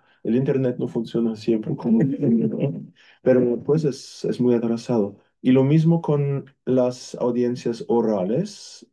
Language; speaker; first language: Spanish; non-native, fluent; German